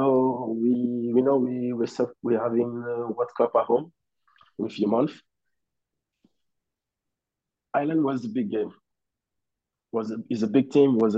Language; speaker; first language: English; non-native, learner; French